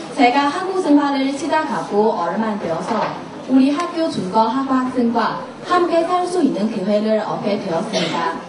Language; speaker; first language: Korean; non-native, learner; Chinese